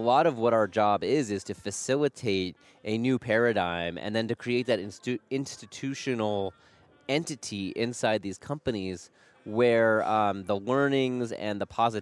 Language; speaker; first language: English; native; English